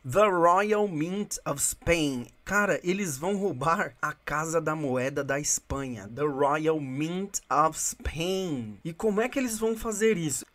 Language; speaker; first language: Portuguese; native; Portuguese